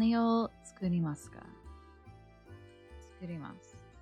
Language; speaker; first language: Japanese; non-native, learner; English